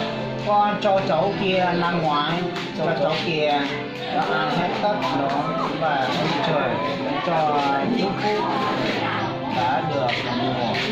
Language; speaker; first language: Vietnamese; non-native, local second language; Hmong